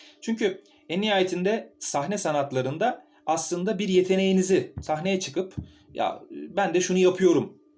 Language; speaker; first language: Turkish; native; Turkish